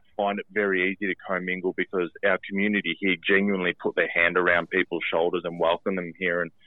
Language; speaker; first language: English; early bilingual, other home language; Albanian